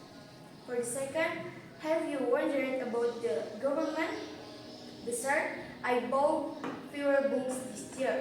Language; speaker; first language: English; non-native, local second language; Indonesian